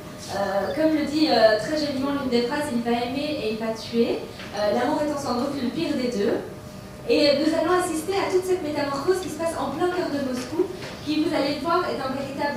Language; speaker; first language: French; native; French